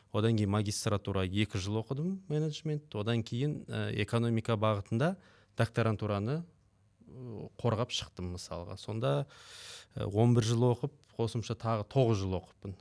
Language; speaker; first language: Kazakh; native; Kazakh